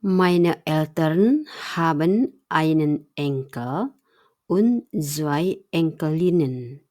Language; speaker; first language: German; non-native, fluent; Indonesian